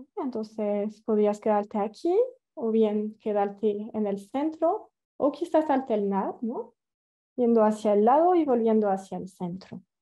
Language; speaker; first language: Spanish; non-native, fluent; French